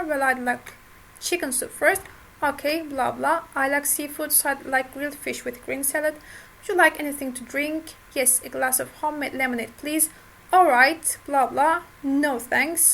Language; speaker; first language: English; non-native, fluent; Turkish